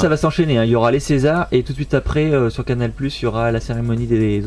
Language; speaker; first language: French; native; French